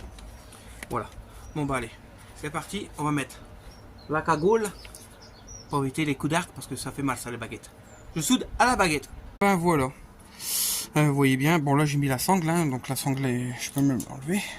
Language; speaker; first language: French; native; French